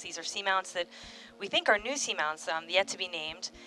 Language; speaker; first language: English; native; English